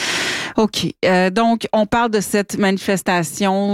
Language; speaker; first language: French; native; French